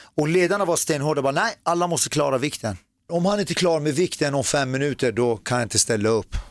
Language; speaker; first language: Swedish; early bilingual, other home language; Persian